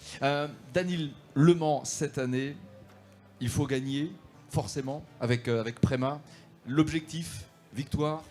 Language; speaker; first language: French; native; French